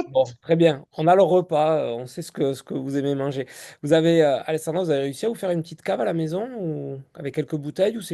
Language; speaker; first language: French; native; French